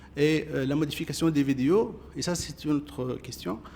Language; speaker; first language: French; non-native, local second language; Arabic